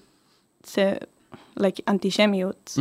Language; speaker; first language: French; early bilingual, heritage; Hebrew